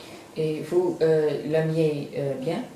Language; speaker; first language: French; non-native, learner; Dutch